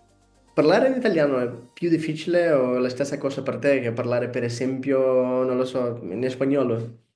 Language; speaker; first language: Italian; non-native, learner; Spanish